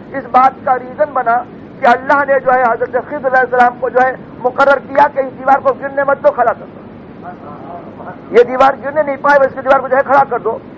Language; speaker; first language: Urdu; native; Urdu